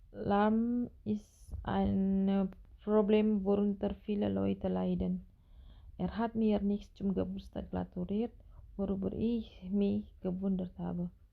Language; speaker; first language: German; non-native, learner; Indonesian